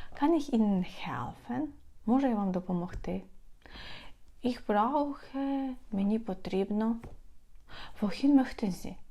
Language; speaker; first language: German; non-native, fluent; Ukrainian